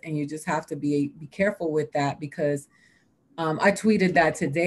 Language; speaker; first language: English; early bilingual, other home language; Spanish